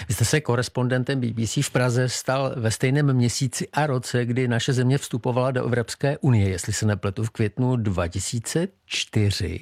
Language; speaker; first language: Czech; native; Czech